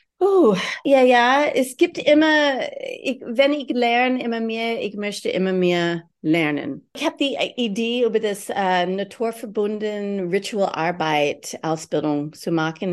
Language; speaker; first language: German; non-native, learner; English